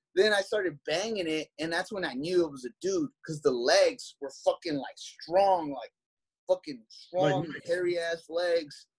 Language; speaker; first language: English; native; English